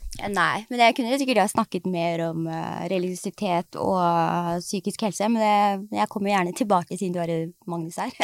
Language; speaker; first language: Norwegian; early bilingual, other home language; Somali